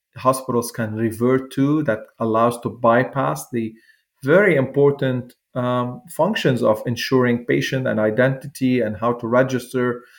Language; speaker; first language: English; non-native, fluent; Arabic